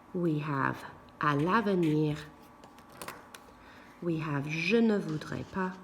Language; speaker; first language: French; non-native, fluent; English